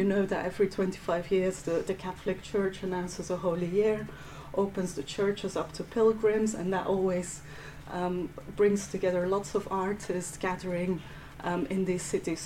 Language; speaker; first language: English; non-native, fluent; Dutch